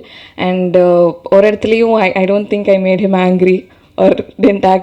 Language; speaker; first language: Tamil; non-native, learner; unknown